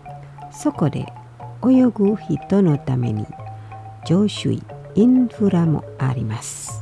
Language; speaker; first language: Japanese; non-native, fluent; Indonesian